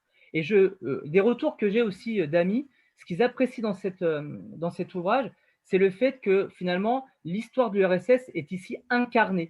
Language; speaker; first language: French; native; French